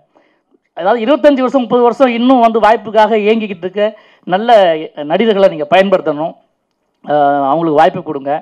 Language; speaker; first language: Tamil; native; Tamil